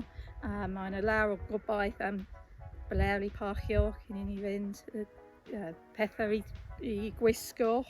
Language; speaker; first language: Welsh; non-native, learner; English